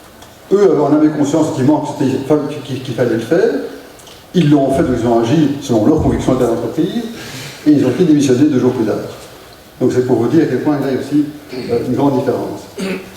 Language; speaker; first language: French; native; French